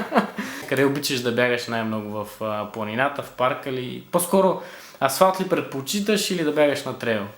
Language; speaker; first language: Bulgarian; native; Bulgarian